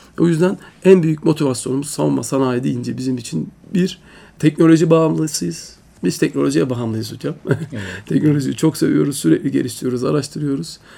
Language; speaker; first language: Turkish; early bilingual, heritage; Turkish